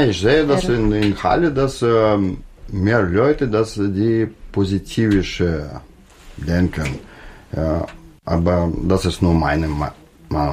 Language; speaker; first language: German; non-native, learner; Russian